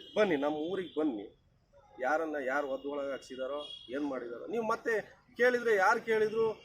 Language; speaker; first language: Kannada; native; Kannada